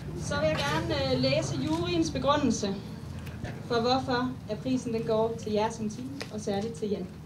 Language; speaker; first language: Danish; native; Danish